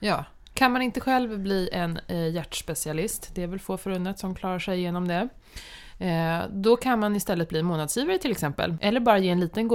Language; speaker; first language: Swedish; native; Swedish